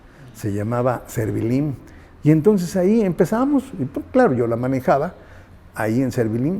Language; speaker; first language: Spanish; native; Spanish